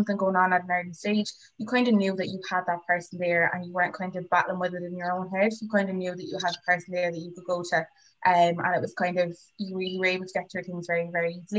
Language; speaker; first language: English; native; English